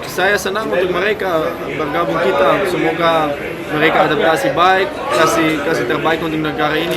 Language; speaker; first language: Indonesian; non-native, fluent; Dutch